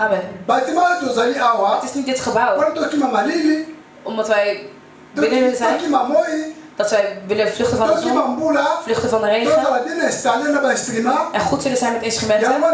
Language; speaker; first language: Dutch; non-native, fluent; Lingala